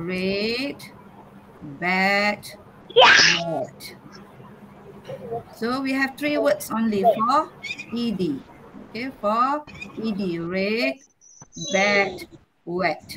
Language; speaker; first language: English; non-native, learner; Malay